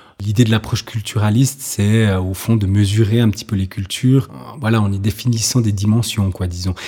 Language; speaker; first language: French; native; French